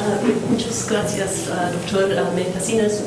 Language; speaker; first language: Spanish; non-native, fluent; English